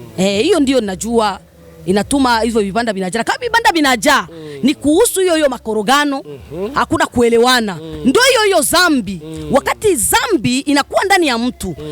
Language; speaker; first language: Swahili; non-native, local second language; Rundi